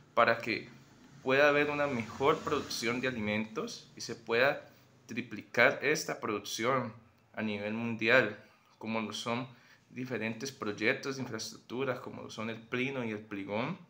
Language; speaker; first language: Spanish; native; Spanish